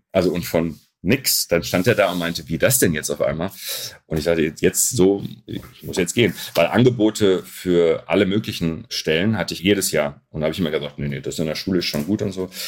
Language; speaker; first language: German; early bilingual, other home language; Arabic